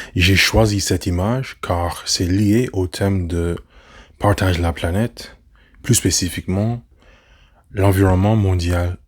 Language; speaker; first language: French; non-native, learner; English